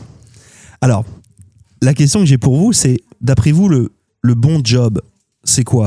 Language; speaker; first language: French; native; French